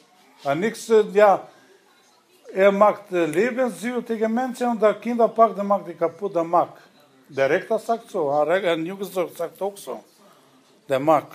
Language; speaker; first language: Dutch; non-native, learner; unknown